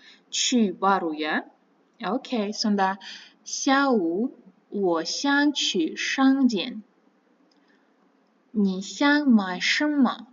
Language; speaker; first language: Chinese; non-native, fluent; Kazakh